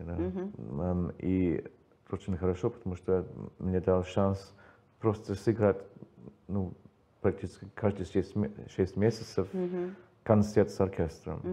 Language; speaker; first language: Russian; non-native, learner; English